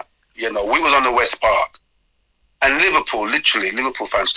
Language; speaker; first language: English; native; English